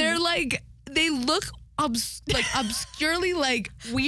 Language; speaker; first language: English; native; English